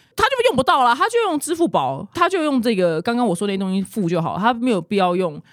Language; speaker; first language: Chinese; native; Chinese